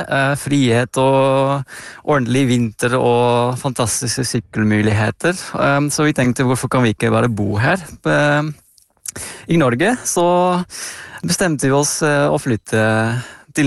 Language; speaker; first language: Norwegian; non-native, fluent; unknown